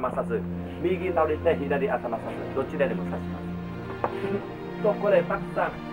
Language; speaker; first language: Japanese; non-native, learner; Vietnamese